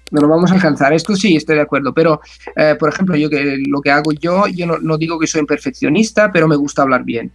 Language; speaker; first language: Spanish; non-native, fluent; Italian